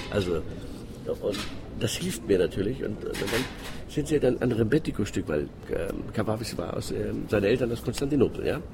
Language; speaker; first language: German; non-native, fluent; Greek